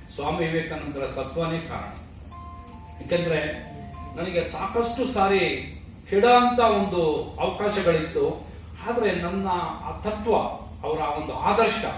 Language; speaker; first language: Kannada; non-native, local second language; Kodava